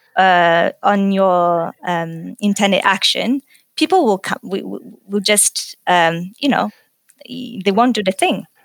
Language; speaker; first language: English; non-native, fluent; Italian